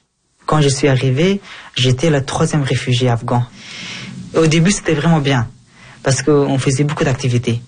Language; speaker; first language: French; early bilingual, other home language; Persian